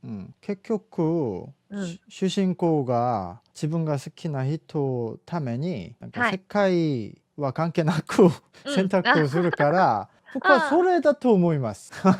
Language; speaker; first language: Japanese; non-native, fluent; Korean